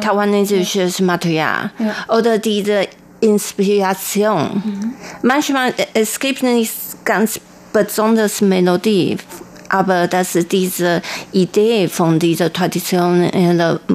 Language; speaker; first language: German; non-native, learner; Chinese